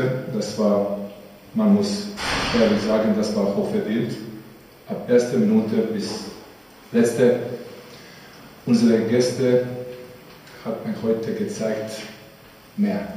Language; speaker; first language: German; non-native, fluent; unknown